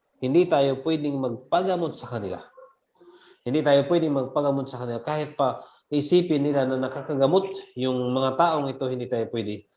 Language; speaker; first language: Filipino; non-native, local second language; Cebuano